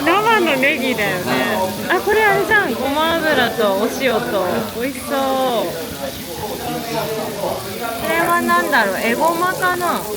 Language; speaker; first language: Japanese; native; Japanese